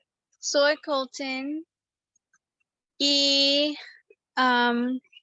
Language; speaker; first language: Spanish; non-native, learner; English